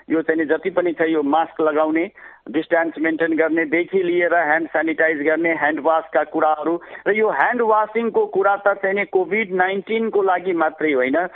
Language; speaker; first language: Nepali; non-native, local second language; Maithili